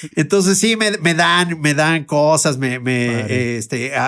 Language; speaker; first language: Spanish; native; Spanish